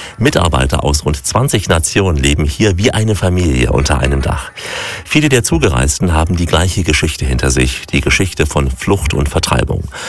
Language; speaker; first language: German; native; German